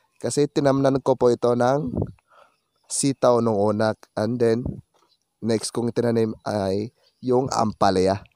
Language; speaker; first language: Filipino; non-native, local second language; Cebuano